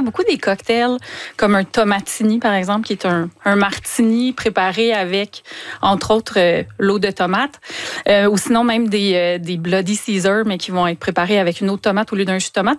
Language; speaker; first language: French; native; French